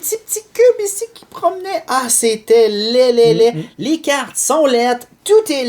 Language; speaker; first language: French; native; French